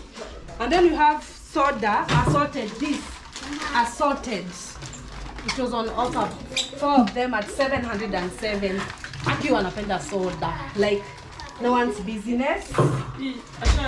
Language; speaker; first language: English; non-native, local second language; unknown